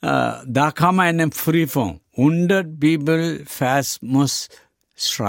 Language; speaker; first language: German; non-native, learner; Tamil